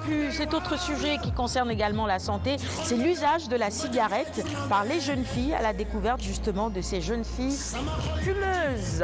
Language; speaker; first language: French; non-native, local second language; Wolof